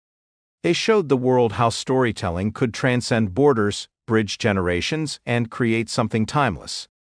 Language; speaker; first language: English; native; English